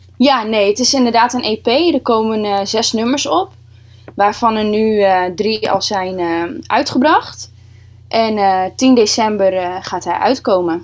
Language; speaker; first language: Dutch; early bilingual, other home language; Russian